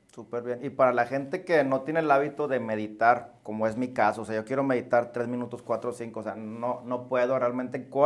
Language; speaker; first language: Spanish; native; Spanish